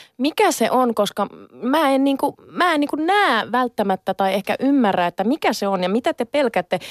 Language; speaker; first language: Finnish; native; Finnish